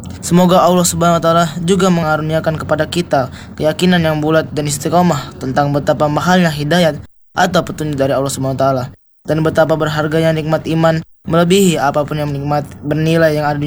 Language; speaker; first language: Indonesian; native; Indonesian